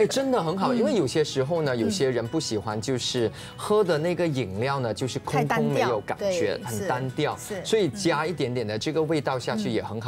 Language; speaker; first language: Chinese; native; Chinese